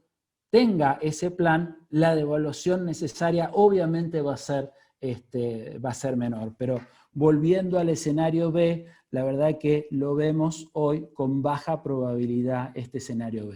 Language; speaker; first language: Spanish; native; Spanish